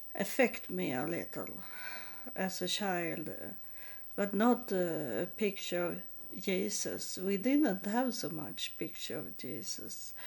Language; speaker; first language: English; non-native, learner; Swedish